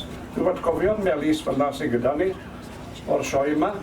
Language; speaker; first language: Welsh; native; Welsh